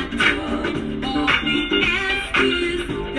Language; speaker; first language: English; native; English